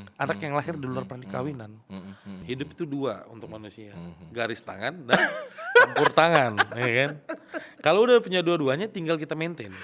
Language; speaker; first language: Indonesian; native; Indonesian